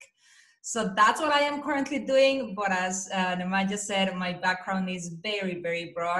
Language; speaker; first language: English; non-native, fluent; Spanish